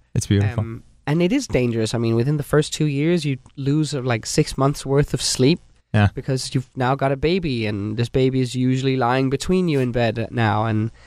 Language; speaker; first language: English; non-native, fluent; Danish